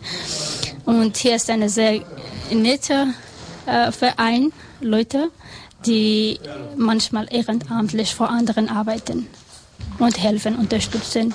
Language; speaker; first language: German; non-native, learner; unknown